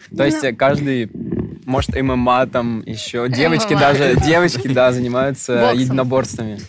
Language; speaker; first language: Russian; native; Russian